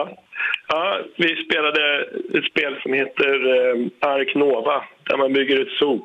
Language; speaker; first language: Swedish; native; Swedish